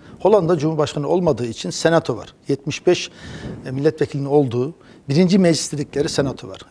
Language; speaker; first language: Turkish; early bilingual, heritage; Turkish